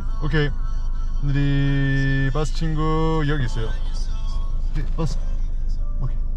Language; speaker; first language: Korean; early bilingual, heritage; English